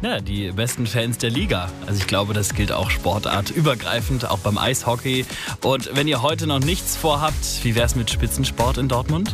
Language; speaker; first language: German; native; German